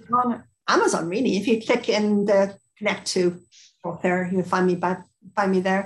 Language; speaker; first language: English; native; English